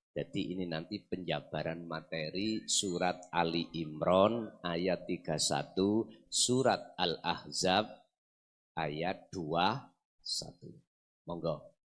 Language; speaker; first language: Indonesian; non-native, local second language; Javanese